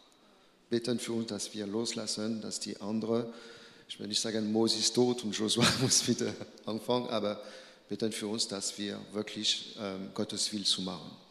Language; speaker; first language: German; non-native, learner; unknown